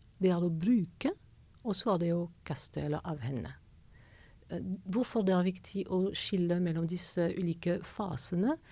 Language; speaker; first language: Norwegian; non-native, fluent; French